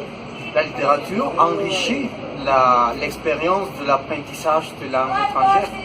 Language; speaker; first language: French; non-native, fluent; Spanish